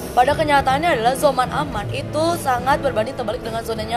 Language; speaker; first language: Indonesian; native; Indonesian